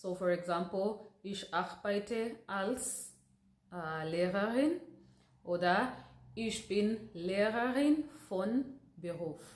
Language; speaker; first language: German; non-native, learner; Gusii